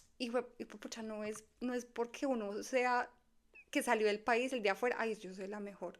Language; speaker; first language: Spanish; native; Spanish